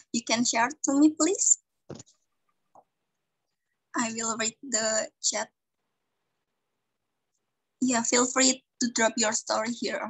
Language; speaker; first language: English; non-native, fluent; Indonesian